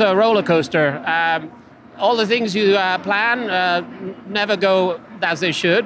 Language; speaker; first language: English; non-native, fluent; Finnish